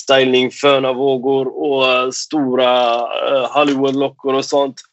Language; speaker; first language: Swedish; non-native, fluent; Persian